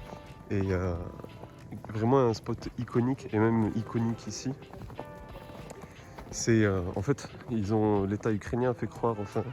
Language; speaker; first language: French; native; French